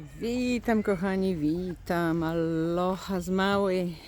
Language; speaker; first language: Polish; native; Polish